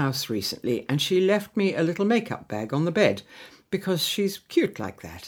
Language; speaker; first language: English; native; English